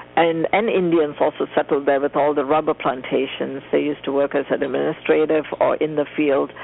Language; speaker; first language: English; non-native, local second language; Tamil